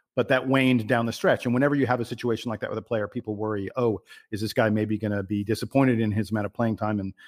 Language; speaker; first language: English; native; English